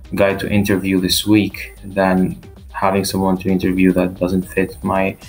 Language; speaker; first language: English; non-native, fluent; Albanian